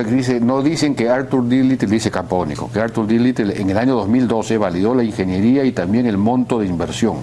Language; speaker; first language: Spanish; native; Spanish